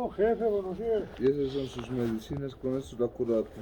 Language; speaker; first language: Spanish; native; Spanish